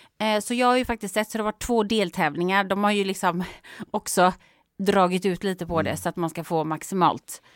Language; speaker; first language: Swedish; native; Swedish